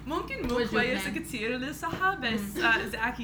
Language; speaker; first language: Arabic; non-native, learner; English